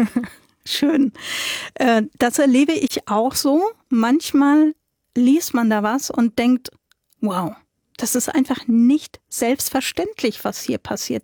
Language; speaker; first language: German; native; German